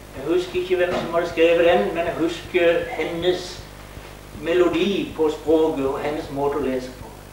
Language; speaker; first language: Norwegian; native; Norwegian